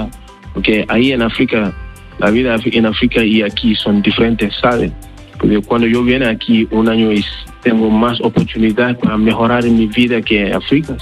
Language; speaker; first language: Spanish; non-native, learner; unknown